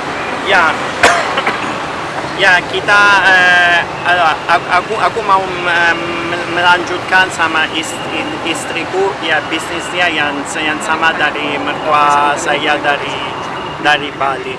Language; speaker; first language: Indonesian; non-native, learner; Italian